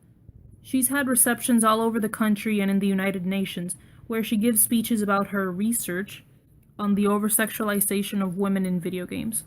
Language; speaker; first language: English; native; English